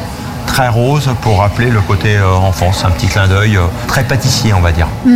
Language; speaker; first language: French; native; French